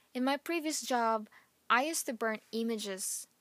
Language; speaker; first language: English; non-native, local second language; Filipino